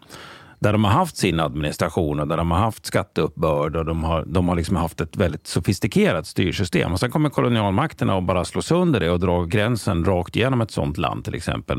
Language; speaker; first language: Swedish; native; Swedish